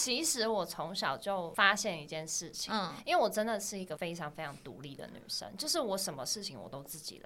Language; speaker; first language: Chinese; native; Chinese